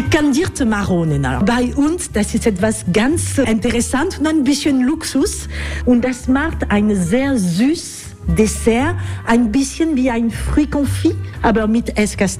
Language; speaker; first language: German; non-native, learner; French